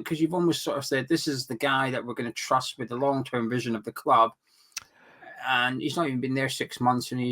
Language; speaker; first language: English; native; English